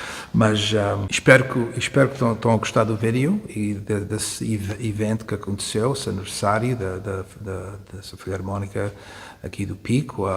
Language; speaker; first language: Portuguese; early bilingual, heritage; Portuguese